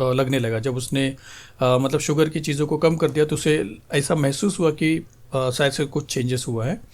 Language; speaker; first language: Hindi; non-native, local second language; Marathi